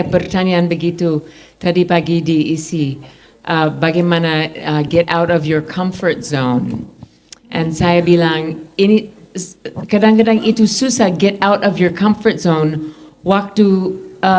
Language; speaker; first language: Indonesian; non-native, fluent; English